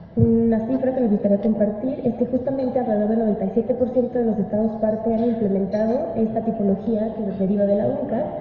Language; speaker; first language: Spanish; native; Spanish